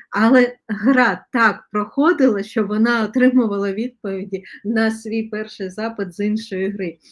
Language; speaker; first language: Ukrainian; non-native, local second language; Russian